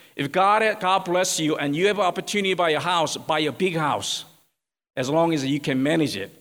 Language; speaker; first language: English; non-native, fluent; Korean